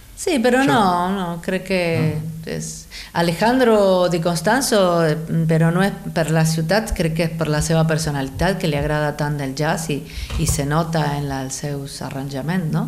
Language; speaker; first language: Catalan; non-native, fluent; Spanish